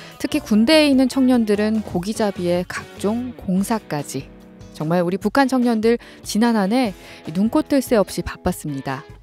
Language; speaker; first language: Korean; native; Korean